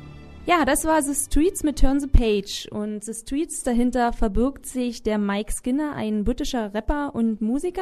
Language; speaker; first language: German; native; German